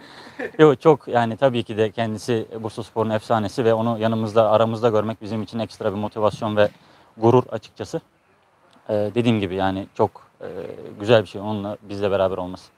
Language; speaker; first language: Turkish; native; Turkish